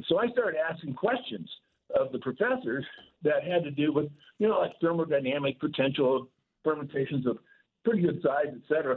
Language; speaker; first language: English; native; English